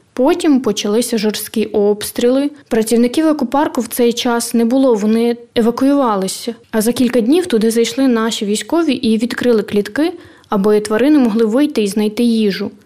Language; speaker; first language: Ukrainian; native; Ukrainian